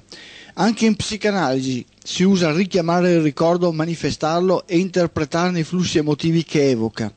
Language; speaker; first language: Italian; native; Italian